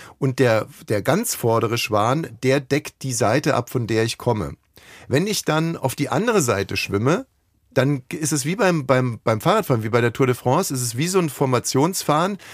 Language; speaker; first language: German; native; German